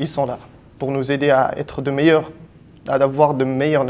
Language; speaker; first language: French; non-native, local second language; Arabic